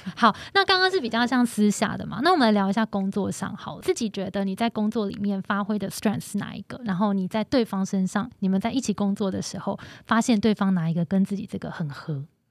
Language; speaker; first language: Chinese; native; Chinese